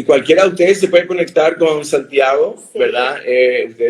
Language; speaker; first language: Spanish; native; Spanish